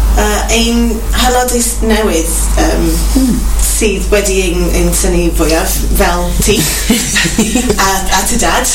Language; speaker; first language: Welsh; non-native, local second language; English